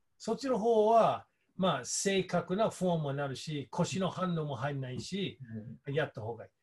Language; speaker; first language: Japanese; non-native, fluent; English